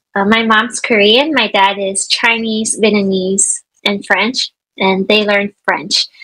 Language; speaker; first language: English; native; English